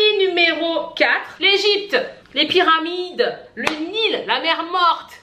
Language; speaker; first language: French; non-native, local second language; Haitian Creole